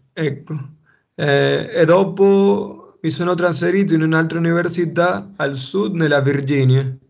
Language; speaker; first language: Italian; non-native, fluent; Spanish